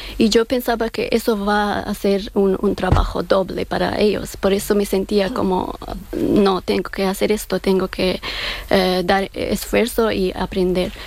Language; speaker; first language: Spanish; non-native, learner; Persian